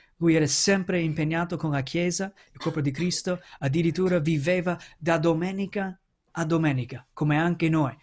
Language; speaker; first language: Italian; non-native, fluent; English